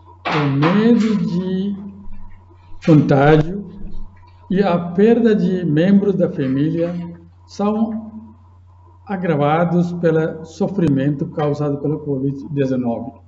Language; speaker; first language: Portuguese; non-native, fluent; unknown